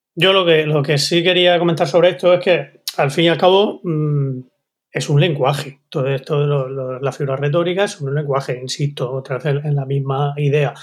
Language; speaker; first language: Spanish; native; Spanish